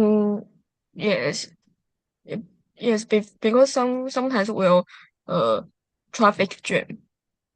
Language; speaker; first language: English; non-native, learner; Chinese